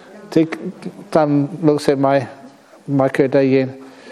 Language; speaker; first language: English; native; English